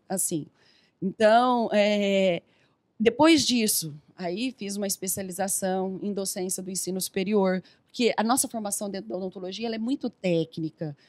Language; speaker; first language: Portuguese; native; Portuguese